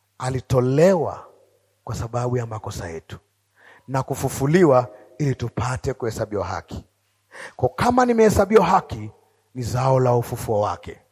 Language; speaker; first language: Swahili; native; Swahili